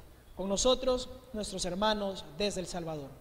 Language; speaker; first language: Spanish; native; Spanish